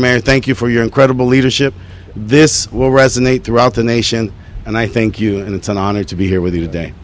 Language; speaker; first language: English; early bilingual, other home language; Spanish